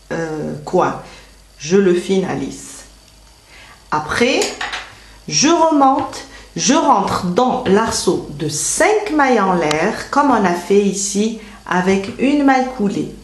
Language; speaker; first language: French; native; French